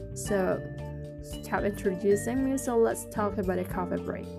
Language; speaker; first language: English; non-native, learner; Indonesian